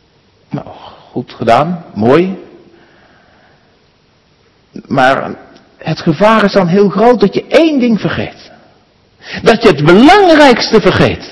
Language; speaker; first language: Dutch; native; Dutch